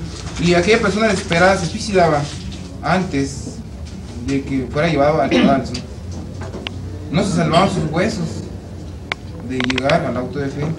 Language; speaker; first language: Spanish; native; Spanish